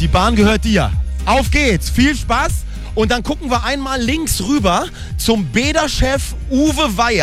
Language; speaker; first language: German; native; German